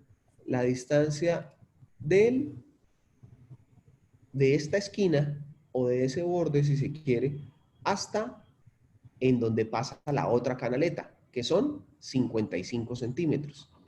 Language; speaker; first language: Spanish; native; Spanish